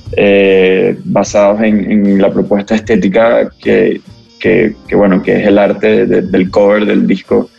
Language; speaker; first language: Spanish; native; Spanish